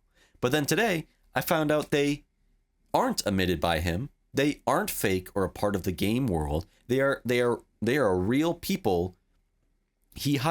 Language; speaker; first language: English; native; English